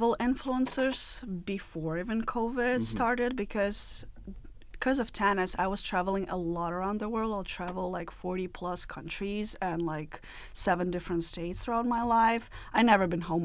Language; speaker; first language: English; non-native, fluent; Russian